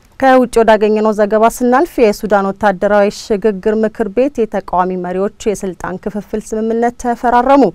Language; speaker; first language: Amharic; non-native, local second language; Oromo